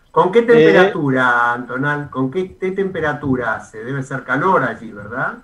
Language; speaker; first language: Spanish; native; Spanish